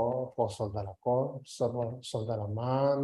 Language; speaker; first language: Spanish; non-native, learner; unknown